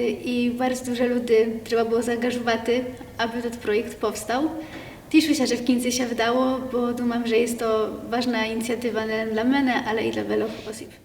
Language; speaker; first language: Polish; non-native, local second language; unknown